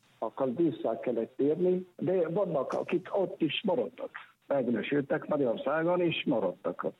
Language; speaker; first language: Hungarian; non-native, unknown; Arabic